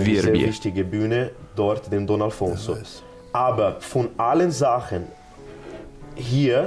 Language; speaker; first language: German; non-native, fluent; Portuguese